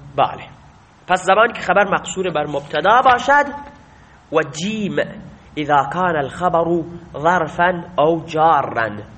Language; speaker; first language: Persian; non-native, local second language; Baluchi